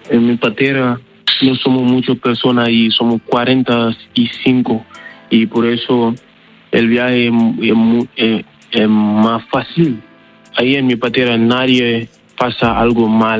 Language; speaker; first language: Spanish; non-native, learner; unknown